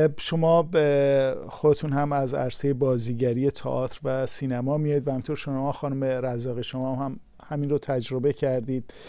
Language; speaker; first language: Persian; native; Persian